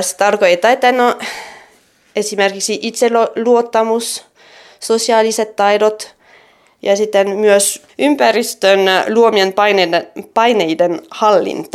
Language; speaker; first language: Finnish; non-native, fluent; French